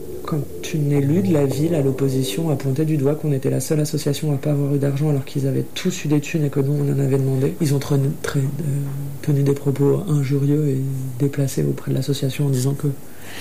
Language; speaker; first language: French; native; French